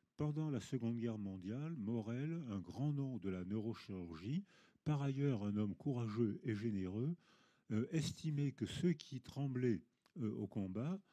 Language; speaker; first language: French; native; French